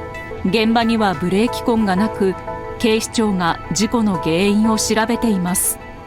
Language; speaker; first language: Japanese; native; Japanese